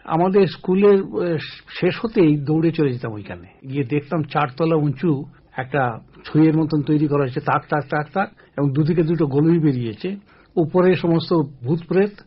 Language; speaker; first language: Bangla; native; Bangla